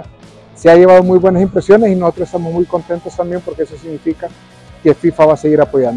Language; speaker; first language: Spanish; native; Spanish